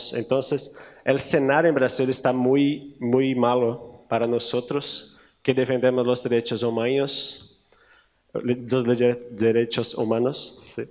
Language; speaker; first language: Spanish; non-native, learner; Portuguese